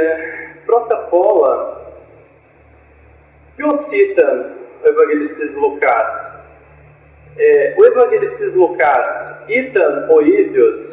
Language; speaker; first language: Greek; non-native, fluent; Portuguese